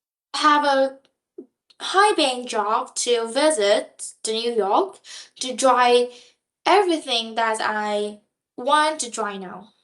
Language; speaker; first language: English; non-native, learner; Vietnamese